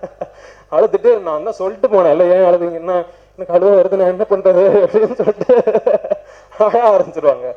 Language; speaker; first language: Tamil; native; Tamil